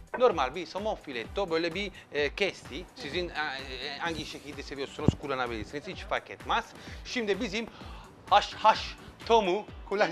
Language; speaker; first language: Turkish; non-native, fluent; Italian